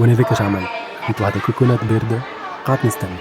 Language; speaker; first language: Arabic; native; Arabic